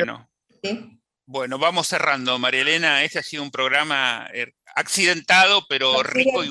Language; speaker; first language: Spanish; native; Spanish